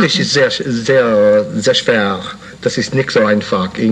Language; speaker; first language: German; non-native, learner; English